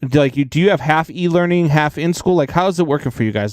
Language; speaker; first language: English; native; English